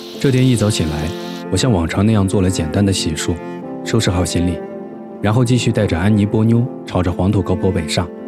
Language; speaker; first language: Chinese; native; Chinese